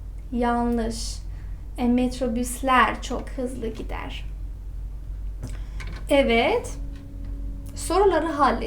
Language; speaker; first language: Turkish; non-native, fluent; Persian